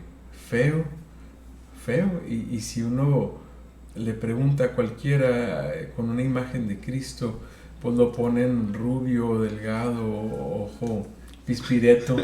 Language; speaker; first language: Spanish; native; Spanish